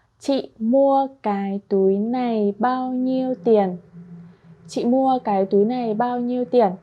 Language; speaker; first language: Vietnamese; non-native, fluent; Korean